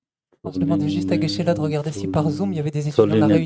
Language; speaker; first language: French; native; French